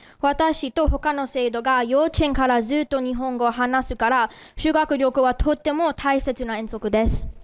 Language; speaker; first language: Japanese; non-native, learner; English